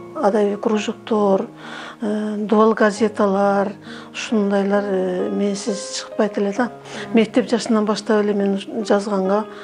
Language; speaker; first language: Kyrgyz; native; Kyrgyz